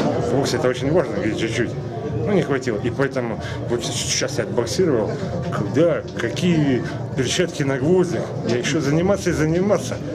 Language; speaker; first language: Russian; native; Russian